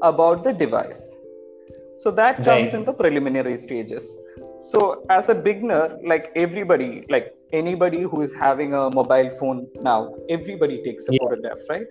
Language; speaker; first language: English; non-native, local second language; Malayalam